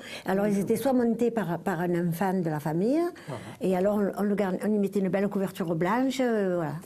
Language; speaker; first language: French; native; French